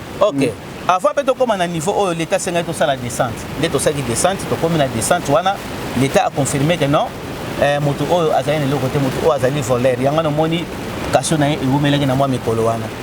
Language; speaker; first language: Lingala; non-native, local second language; Kongo